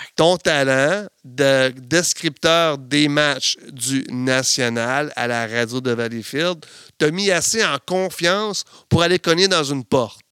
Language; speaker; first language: French; native; French